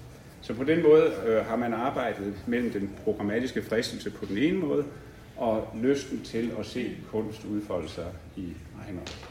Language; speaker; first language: Danish; native; Danish